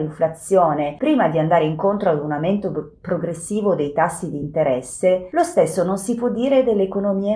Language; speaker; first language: Italian; native; Italian